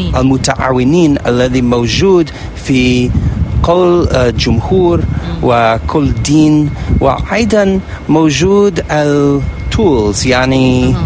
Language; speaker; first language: Arabic; non-native, learner; English